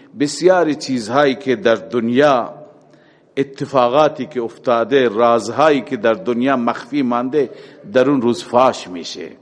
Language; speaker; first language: Persian; native; Persian